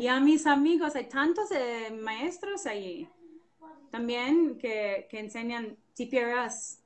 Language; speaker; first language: Spanish; non-native, fluent; English